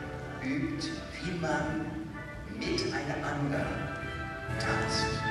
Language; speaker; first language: German; non-native, fluent; English